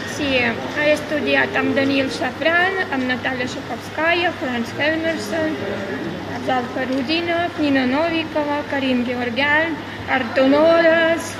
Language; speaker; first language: Catalan; non-native, fluent; Russian